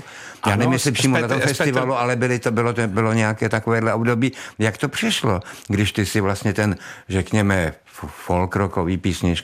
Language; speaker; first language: Czech; native; Czech